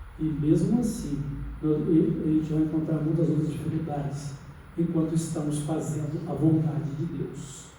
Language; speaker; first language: Portuguese; native; Portuguese